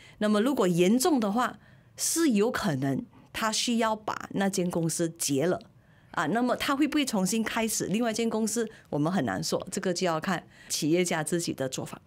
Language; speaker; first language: Chinese; native; Chinese